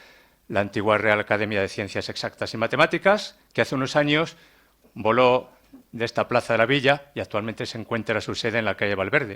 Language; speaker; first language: Spanish; native; Spanish